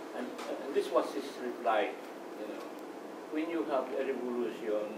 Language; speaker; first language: English; non-native, local second language; Iloko